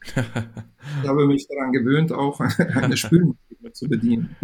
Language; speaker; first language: German; non-native, fluent; Swedish